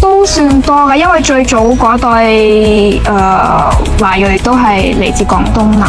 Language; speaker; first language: Cantonese; non-native, fluent; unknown